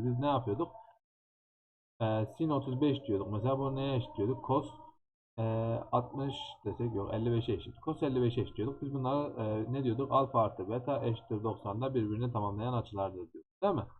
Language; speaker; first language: Turkish; native; Turkish